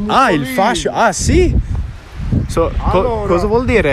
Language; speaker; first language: Italian; non-native, fluent; English